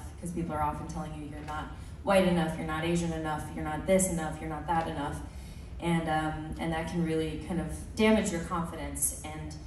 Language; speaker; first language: English; early bilingual, other home language; Filipino